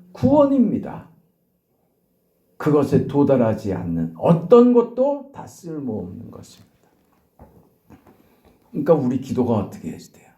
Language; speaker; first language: Korean; native; Korean